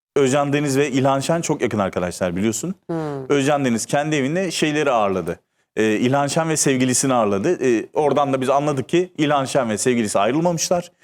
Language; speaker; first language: Turkish; native; Turkish